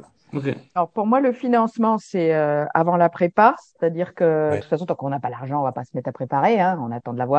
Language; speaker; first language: French; native; French